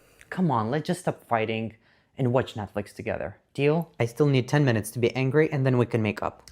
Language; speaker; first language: English; non-native, fluent; Ukrainian